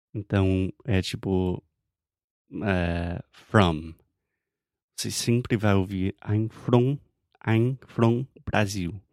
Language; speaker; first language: Portuguese; non-native, fluent; English